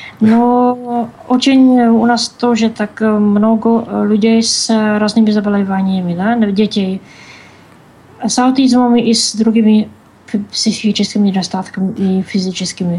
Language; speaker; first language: Russian; non-native, learner; Czech